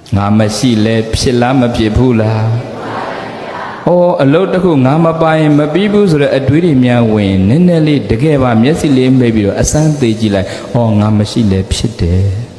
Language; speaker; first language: Burmese; native; Burmese